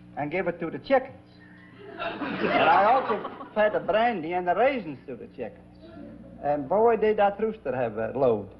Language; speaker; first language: English; non-native, fluent; Dutch